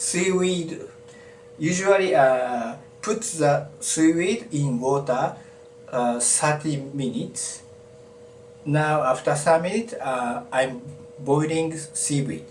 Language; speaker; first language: English; non-native, learner; Japanese